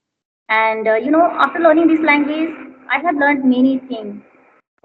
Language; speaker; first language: English; non-native, learner; Hindi